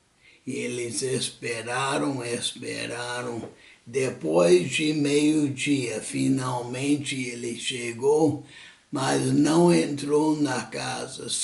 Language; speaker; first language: Portuguese; non-native, fluent; English